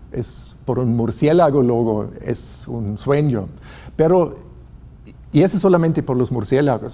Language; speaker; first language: Spanish; non-native, fluent; German